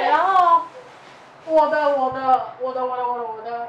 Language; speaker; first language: Chinese; native; Chinese